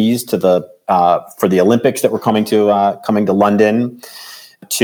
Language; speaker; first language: English; native; English